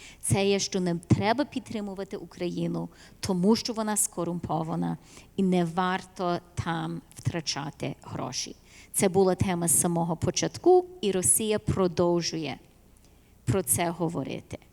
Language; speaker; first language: Ukrainian; early bilingual, heritage; Ukrainian